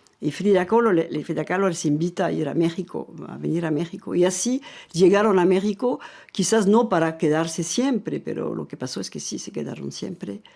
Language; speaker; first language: Spanish; non-native, fluent; French